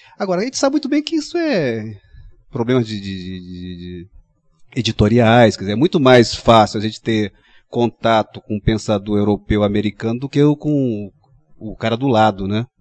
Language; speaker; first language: Portuguese; native; Portuguese